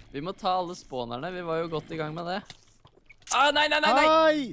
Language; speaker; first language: Norwegian; native; Norwegian